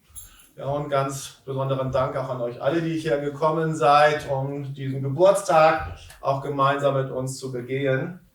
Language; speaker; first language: German; native; German